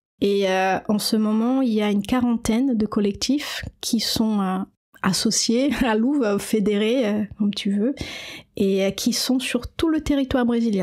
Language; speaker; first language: French; non-native, fluent; Portuguese